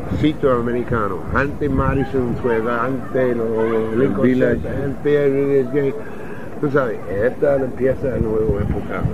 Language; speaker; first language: Spanish; non-native, learner; English